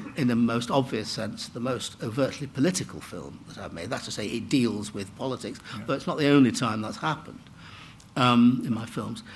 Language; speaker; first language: English; native; English